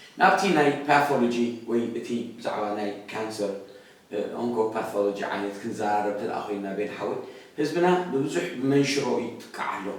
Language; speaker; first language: Tigrinya; native; Tigrinya